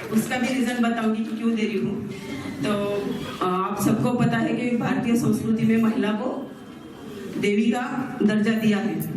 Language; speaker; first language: Hindi; non-native, local second language; Marathi